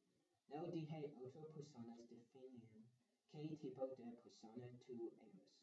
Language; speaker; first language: Spanish; non-native, learner; English